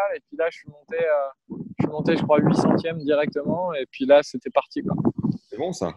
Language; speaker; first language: French; native; French